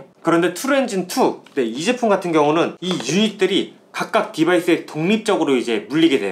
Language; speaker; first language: Korean; native; Korean